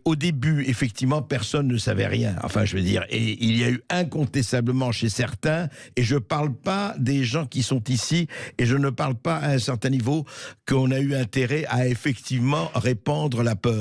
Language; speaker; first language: French; native; French